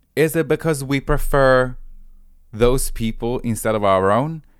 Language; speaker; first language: English; non-native, fluent; Italian